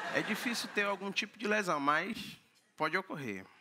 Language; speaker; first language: Portuguese; native; Portuguese